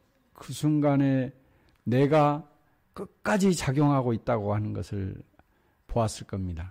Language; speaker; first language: Korean; native; Korean